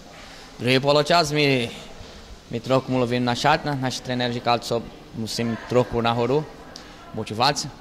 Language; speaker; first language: Czech; non-native, learner; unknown